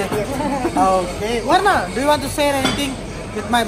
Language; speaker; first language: English; non-native, learner; Nepali